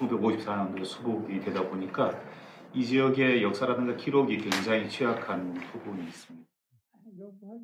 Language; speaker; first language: Korean; native; Korean